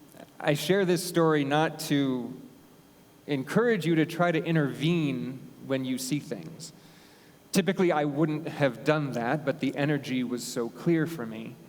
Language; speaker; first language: English; native; English